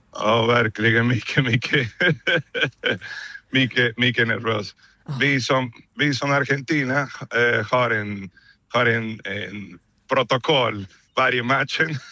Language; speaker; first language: Swedish; non-native, fluent; Spanish